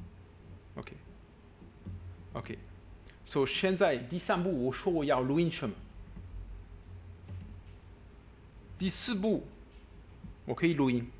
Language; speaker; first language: Chinese; non-native, learner; French